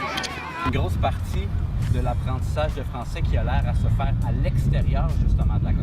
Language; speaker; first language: French; native; French